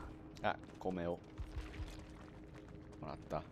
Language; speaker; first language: Japanese; non-native, learner; English